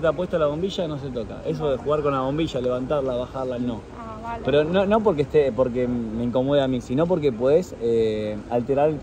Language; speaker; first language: Spanish; native; Spanish